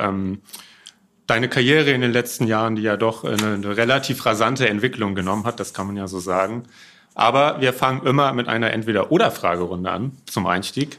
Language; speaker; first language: German; native; German